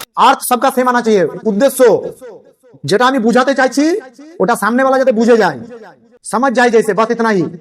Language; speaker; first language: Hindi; non-native, local second language; Bangla